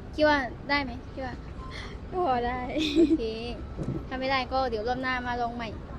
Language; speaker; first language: Thai; native; Thai